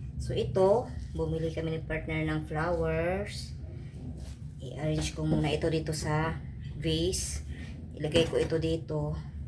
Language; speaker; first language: Filipino; non-native, local second language; Cebuano